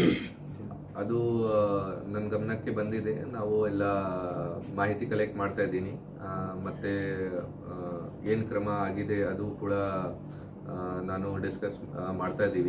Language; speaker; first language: Kannada; non-native, local second language; Hindi